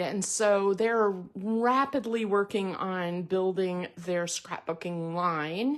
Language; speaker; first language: English; native; English